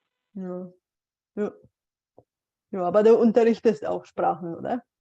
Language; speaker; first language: German; non-native, fluent; Bulgarian